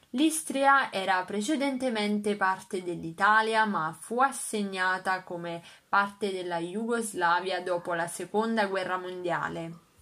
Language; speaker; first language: Italian; native; Italian